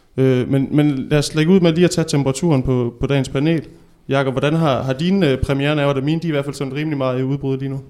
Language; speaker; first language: Danish; native; Danish